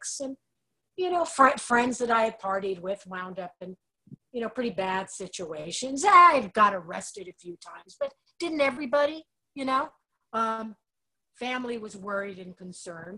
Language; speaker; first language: English; native; English